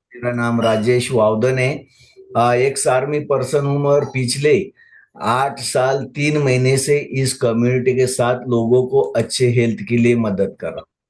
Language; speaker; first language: Hindi; non-native, local second language; Marathi